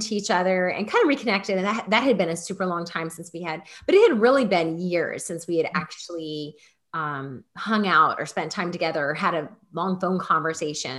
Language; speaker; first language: English; native; English